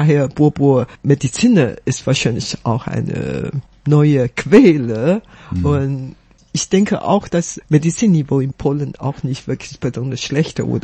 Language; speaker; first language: German; non-native, fluent; Chinese